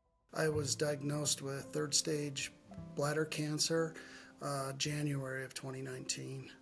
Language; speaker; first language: English; native; English